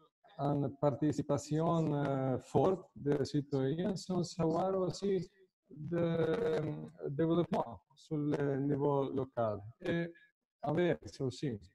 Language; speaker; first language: French; non-native, fluent; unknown